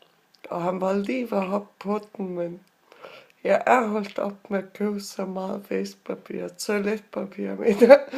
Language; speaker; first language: Danish; non-native, local second language; Faroese